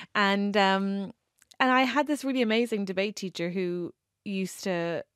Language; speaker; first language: English; native; English